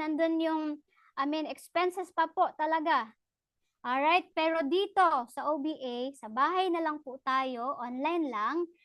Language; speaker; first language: Filipino; non-native, local second language; Cebuano